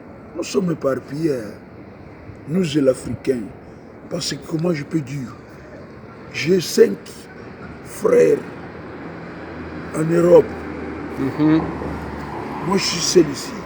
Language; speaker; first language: French; non-native, learner; Portuguese